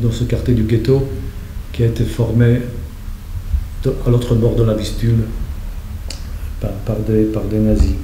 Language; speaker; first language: French; non-native, fluent; Polish